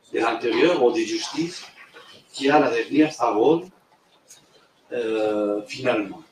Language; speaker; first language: French; non-native, fluent; Spanish